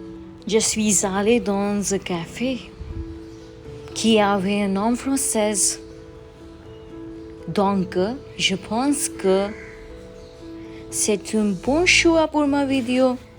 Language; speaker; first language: French; non-native, learner; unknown